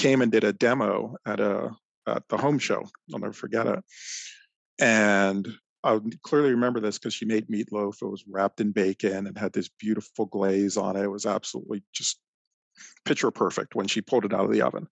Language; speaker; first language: English; native; English